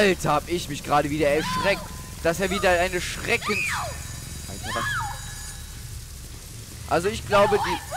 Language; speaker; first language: German; native; German